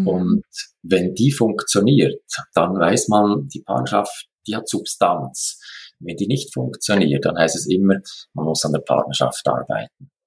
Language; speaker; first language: German; native; German